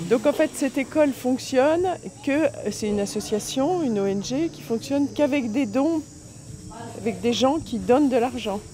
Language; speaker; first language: French; native; French